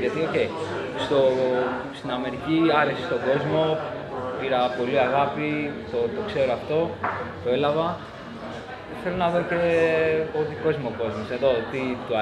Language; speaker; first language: Greek; early bilingual, other home language; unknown